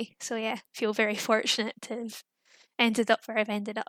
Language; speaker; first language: English; native; English